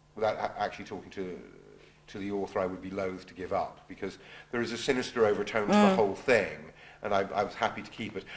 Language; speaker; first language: English; native; English